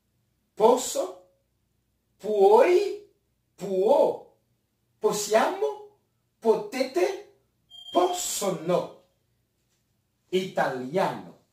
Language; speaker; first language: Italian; non-native, fluent; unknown